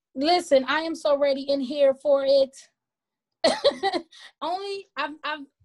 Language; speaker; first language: English; native; English